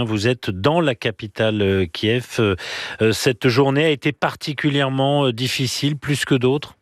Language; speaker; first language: French; native; French